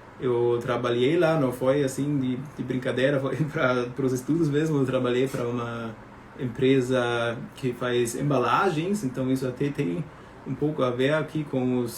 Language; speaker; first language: Portuguese; non-native, fluent; German